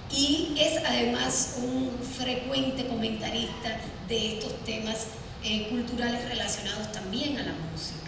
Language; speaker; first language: Spanish; native; Spanish